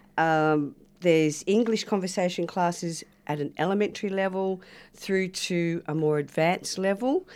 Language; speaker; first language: English; native; English